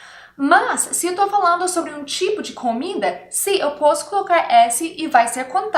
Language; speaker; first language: Portuguese; non-native, fluent; English